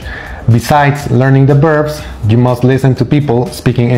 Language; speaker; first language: English; non-native, fluent; Spanish